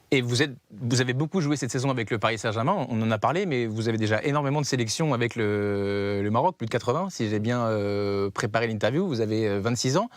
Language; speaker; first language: French; native; French